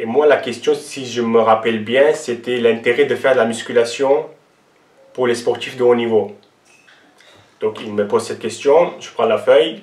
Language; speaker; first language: French; non-native, local second language; Armenian